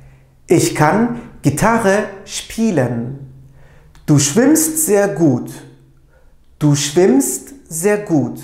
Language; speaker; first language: German; non-native, fluent; Turkish